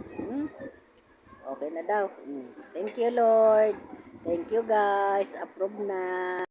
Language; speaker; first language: Filipino; non-native, local second language; Cebuano